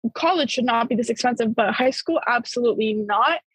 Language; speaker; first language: English; early bilingual, other home language; Bulgarian